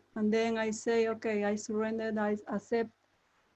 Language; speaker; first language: English; non-native, learner; Spanish